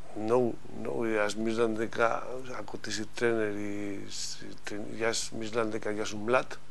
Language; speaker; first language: Macedonian; non-native, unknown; Spanish